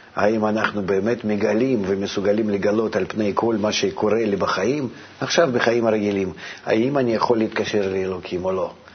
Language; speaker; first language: Hebrew; non-native, fluent; Russian